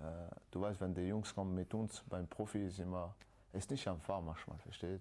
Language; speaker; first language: German; non-native, learner; French